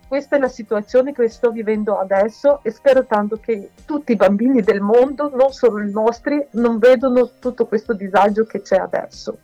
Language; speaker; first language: Italian; non-native, fluent; Ukrainian